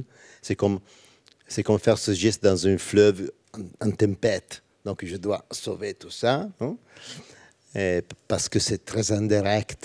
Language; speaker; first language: French; non-native, learner; Italian